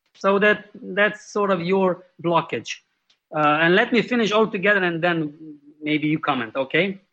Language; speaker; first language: English; non-native, fluent; Slovenian